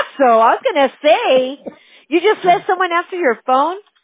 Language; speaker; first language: English; early bilingual, other home language; Spanish